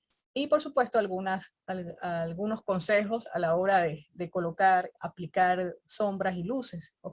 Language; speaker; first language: Spanish; native; Spanish